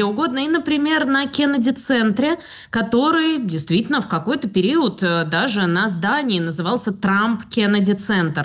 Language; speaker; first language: Russian; native; Russian